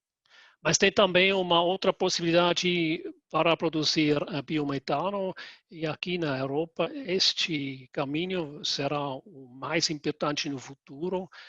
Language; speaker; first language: Portuguese; non-native, fluent; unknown